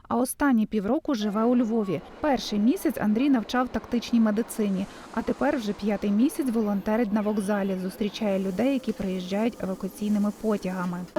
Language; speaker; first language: Ukrainian; native; Ukrainian